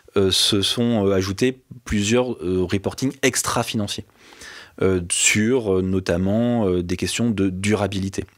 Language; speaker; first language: French; native; French